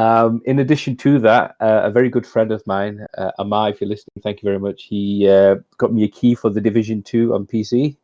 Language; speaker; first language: English; native; English